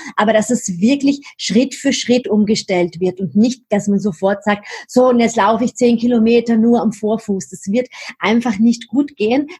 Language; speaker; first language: German; native; German